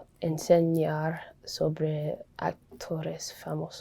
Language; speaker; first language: Spanish; non-native, learner; English